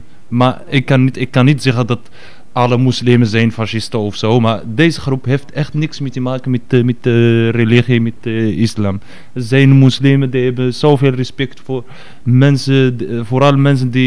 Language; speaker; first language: Dutch; non-native, fluent; Arabic